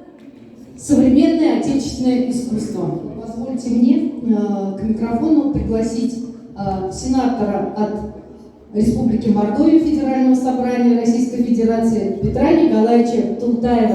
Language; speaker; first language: Russian; native; Russian